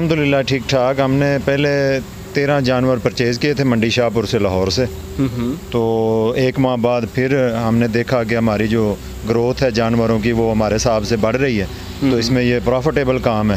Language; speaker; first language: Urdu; non-native, local second language; Punjabi